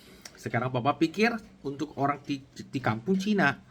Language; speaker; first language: Indonesian; non-native, learner; Chinese